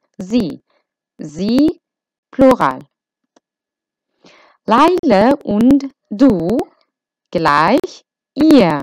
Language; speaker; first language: German; non-native, fluent; Arabic